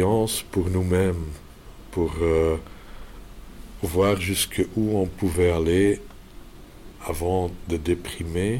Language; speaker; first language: French; non-native, local second language; Dutch